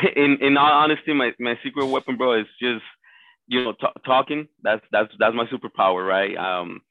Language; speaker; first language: English; non-native, fluent; Spanish